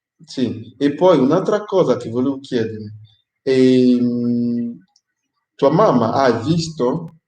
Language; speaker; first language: Italian; non-native, fluent; English